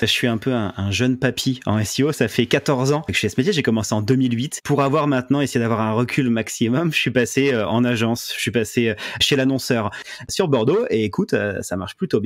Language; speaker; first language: French; native; French